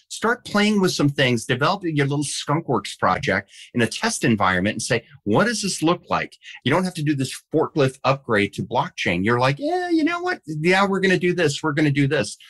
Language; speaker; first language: English; non-native, fluent; Danish